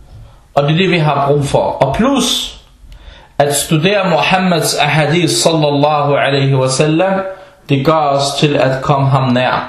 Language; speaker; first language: Danish; early bilingual, other home language; Arabic